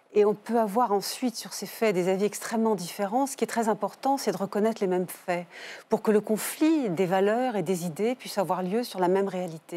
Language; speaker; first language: French; native; French